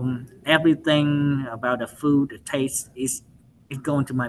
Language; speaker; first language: English; non-native, learner; Vietnamese